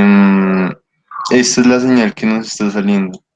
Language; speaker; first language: Spanish; native; Spanish